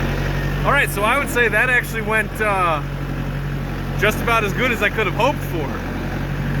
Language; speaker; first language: English; native; English